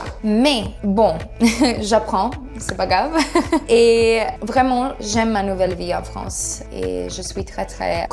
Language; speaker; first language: French; non-native, learner; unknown